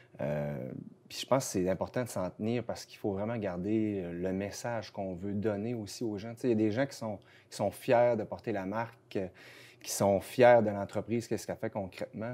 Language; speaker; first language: French; native; French